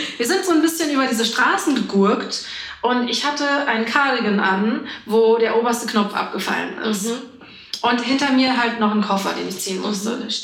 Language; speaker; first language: German; native; German